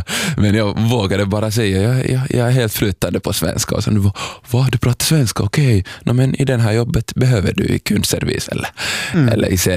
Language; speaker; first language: Swedish; non-native, local second language; Somali